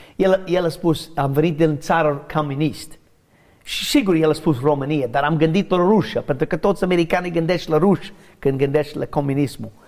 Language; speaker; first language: Romanian; non-native, learner; English